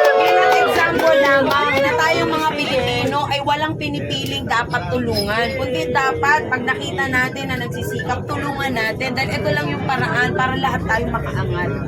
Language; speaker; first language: Filipino; non-native, local second language; Waray